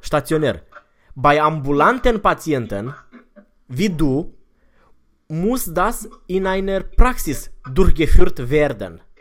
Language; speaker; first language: German; non-native, fluent; Romanian